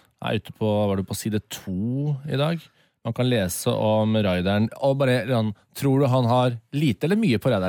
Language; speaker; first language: Norwegian; native; Norwegian